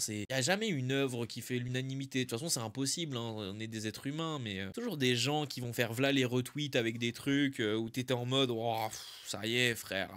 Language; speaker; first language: French; native; French